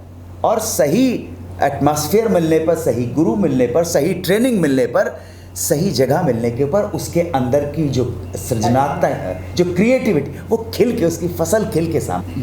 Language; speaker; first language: Hindi; native; Hindi